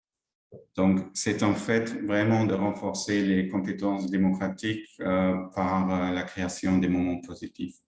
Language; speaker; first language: French; non-native, local second language; Luxembourgish